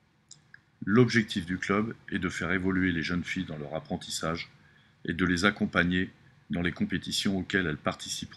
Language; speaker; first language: French; native; French